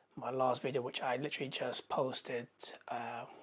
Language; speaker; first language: English; native; English